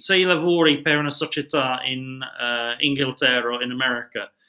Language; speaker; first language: Italian; non-native, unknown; English